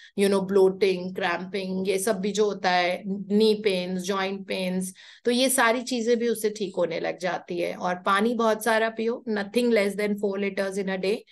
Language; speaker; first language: Hindi; native; Hindi